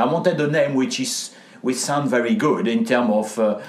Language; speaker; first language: English; non-native, fluent; French